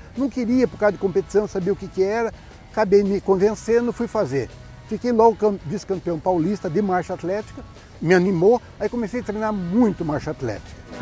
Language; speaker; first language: Portuguese; native; Portuguese